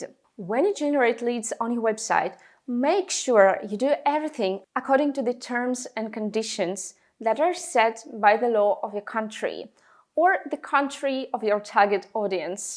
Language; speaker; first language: English; non-native, fluent; Russian